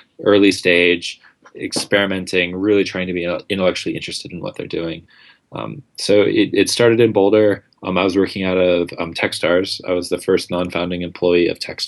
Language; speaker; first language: English; native; English